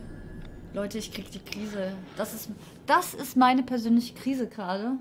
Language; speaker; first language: German; native; German